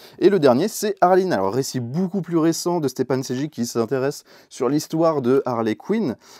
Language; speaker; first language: French; native; French